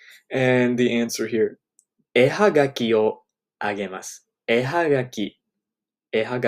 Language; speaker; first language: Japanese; non-native, fluent; English